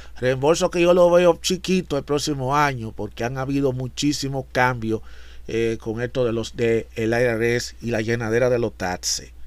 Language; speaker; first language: Spanish; native; Spanish